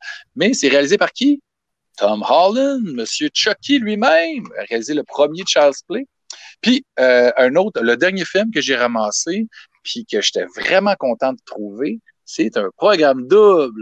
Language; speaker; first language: French; native; French